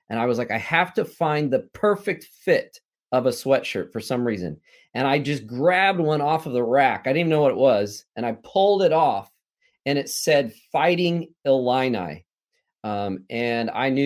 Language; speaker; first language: English; native; English